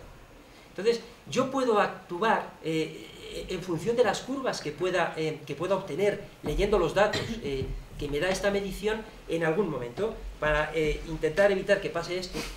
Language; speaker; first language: Spanish; native; Spanish